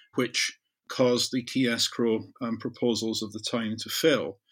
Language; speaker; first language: English; native; English